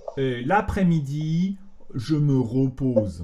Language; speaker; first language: French; native; French